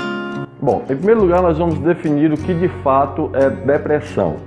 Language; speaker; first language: Portuguese; native; Portuguese